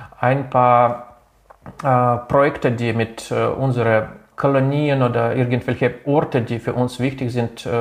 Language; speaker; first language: German; non-native, local second language; Russian